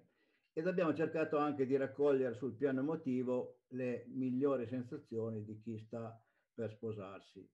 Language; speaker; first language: Italian; native; Italian